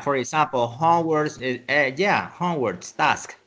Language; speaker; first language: English; non-native, learner; Spanish